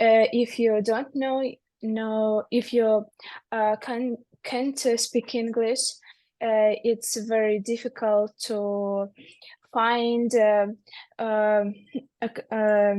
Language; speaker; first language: English; non-native, learner; Russian